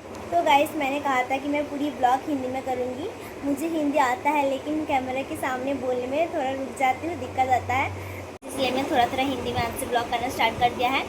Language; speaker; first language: Hindi; non-native, local second language; Bangla